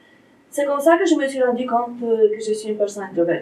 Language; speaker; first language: French; non-native, fluent; Romanian